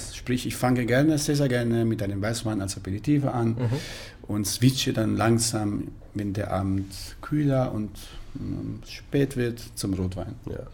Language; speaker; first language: German; non-native, fluent; Italian